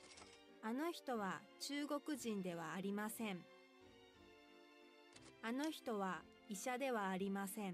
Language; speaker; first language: Japanese; non-native, learner; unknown